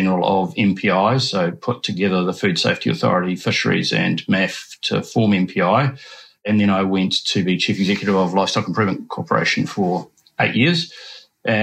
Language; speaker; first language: English; native; English